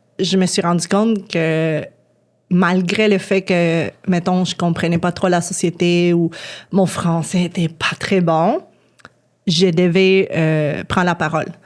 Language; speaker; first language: French; non-native, fluent; Spanish